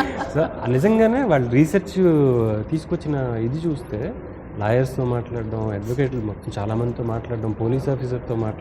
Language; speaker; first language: Telugu; native; Telugu